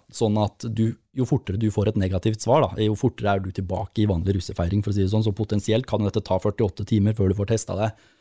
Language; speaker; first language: Norwegian; native; Norwegian